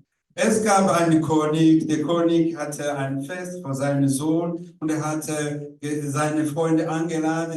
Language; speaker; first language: German; non-native, learner; Rundi